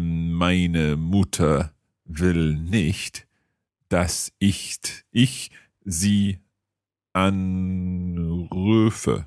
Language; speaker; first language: German; non-native, learner; English